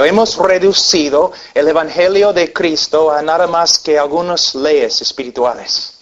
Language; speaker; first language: Spanish; non-native, fluent; English